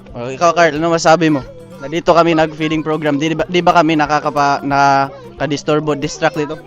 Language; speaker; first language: Filipino; non-native, local second language; Cebuano